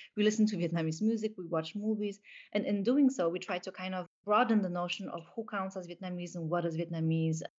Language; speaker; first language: English; non-native, fluent; Polish